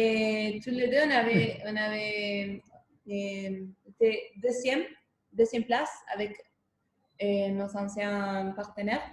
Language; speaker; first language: French; non-native, fluent; Spanish